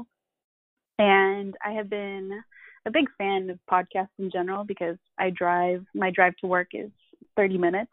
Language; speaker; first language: English; non-native, local second language; Filipino